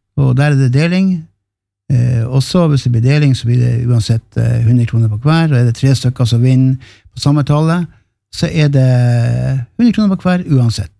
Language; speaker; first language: Norwegian; native; Norwegian